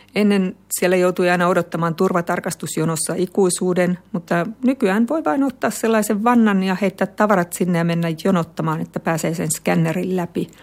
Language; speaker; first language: Finnish; native; Finnish